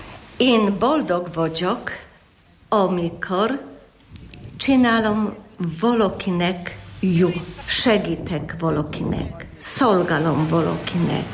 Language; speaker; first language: Hungarian; non-native, learner; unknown